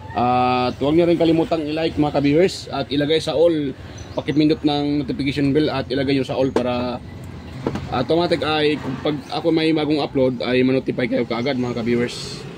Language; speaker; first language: Filipino; native; Filipino